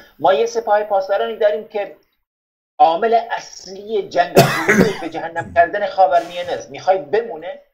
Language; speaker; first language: Persian; non-native, local second language; Kurdish